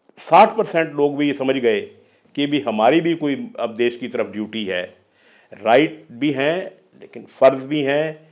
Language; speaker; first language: Hindi; non-native, local second language; Punjabi